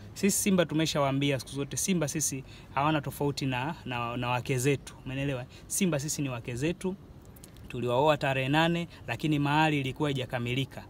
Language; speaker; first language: Swahili; native; Swahili